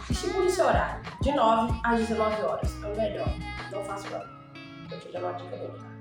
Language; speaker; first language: Portuguese; native; Portuguese